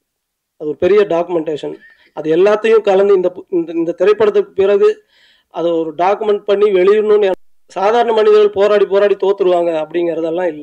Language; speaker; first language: Tamil; native; Tamil